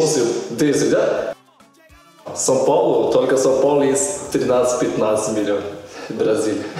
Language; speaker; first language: Russian; non-native, learner; Portuguese